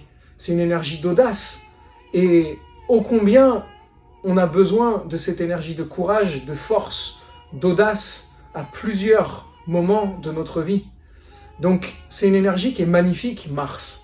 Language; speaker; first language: French; native; French